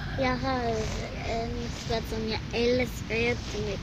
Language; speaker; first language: Swedish; early bilingual, other home language; Arabic